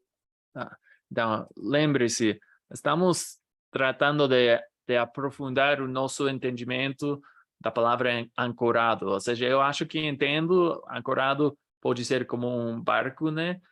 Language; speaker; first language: Portuguese; non-native, fluent; English